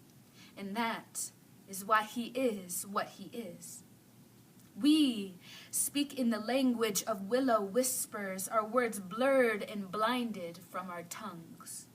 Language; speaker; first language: English; native; English